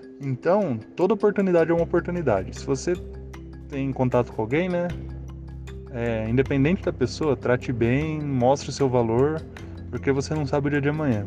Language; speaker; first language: Portuguese; native; Portuguese